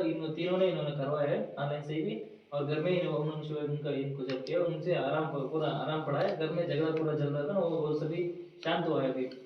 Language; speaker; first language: Hindi; non-native, local second language; Kannada